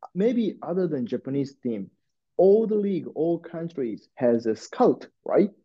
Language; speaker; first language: English; non-native, learner; Japanese